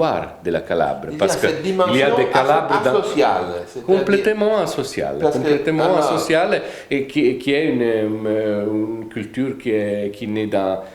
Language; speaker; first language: French; non-native, fluent; Italian